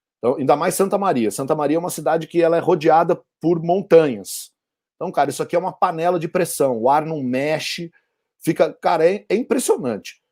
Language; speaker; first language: Portuguese; native; Portuguese